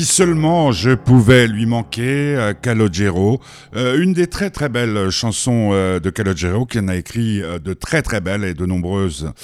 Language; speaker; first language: French; native; French